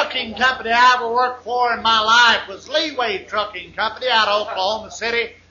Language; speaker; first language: English; native; English